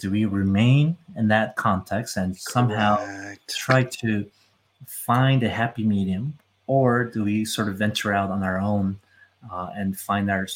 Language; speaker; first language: English; native; English